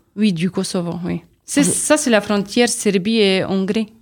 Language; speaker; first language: French; non-native, learner; Serbian